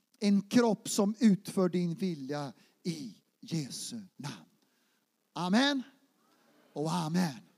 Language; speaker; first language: Swedish; non-native, fluent; Portuguese